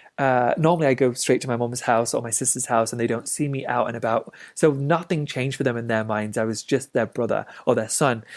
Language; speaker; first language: English; native; English